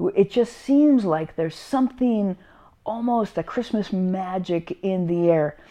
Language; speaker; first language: English; native; English